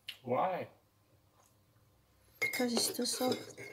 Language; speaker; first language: English; non-native, learner; Indonesian